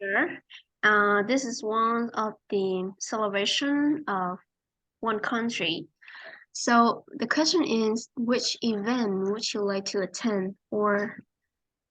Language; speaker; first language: English; non-native, fluent; Vietnamese